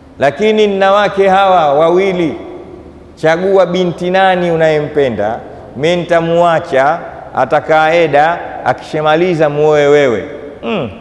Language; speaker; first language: Swahili; native; Swahili